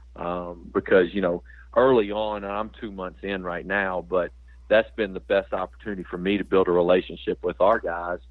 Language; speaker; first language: English; native; English